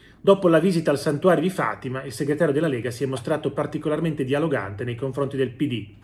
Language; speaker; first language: Italian; native; Italian